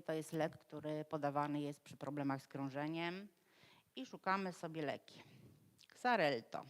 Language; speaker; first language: Polish; native; Polish